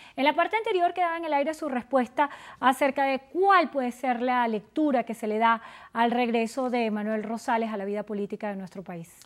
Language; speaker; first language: Spanish; native; Spanish